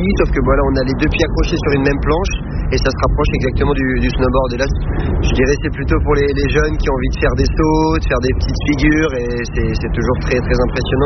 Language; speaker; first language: French; native; French